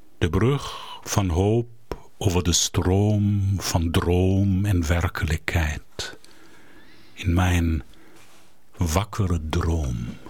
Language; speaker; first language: Dutch; non-native, fluent; German